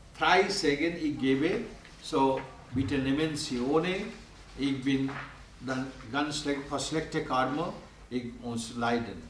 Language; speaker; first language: German; non-native, learner; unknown